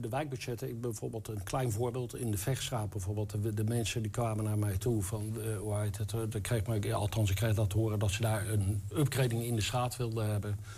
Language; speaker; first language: Dutch; native; Dutch